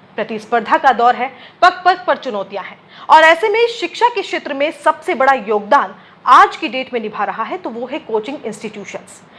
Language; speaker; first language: Hindi; native; Hindi